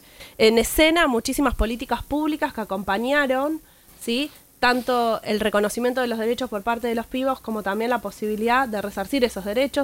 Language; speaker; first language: Spanish; native; Spanish